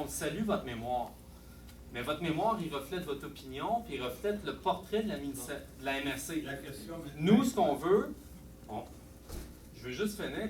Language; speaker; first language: French; native; French